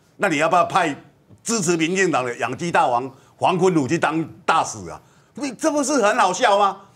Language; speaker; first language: Chinese; native; Chinese